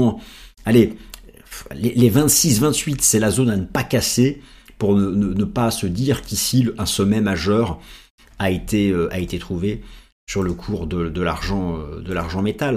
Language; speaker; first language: French; native; French